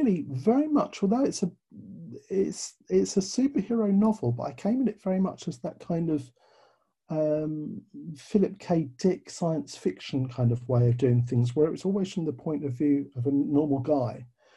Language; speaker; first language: English; native; English